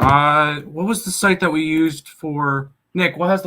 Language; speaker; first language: English; native; English